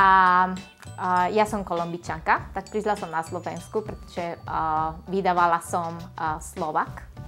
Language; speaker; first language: Slovak; non-native, learner; Spanish